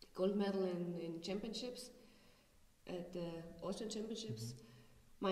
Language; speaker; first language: English; non-native, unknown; German